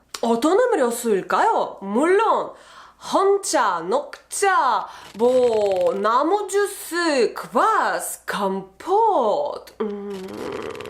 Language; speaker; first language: Korean; non-native, learner; Russian